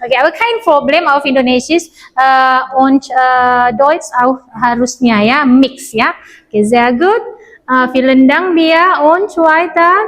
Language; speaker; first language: German; non-native, learner; Indonesian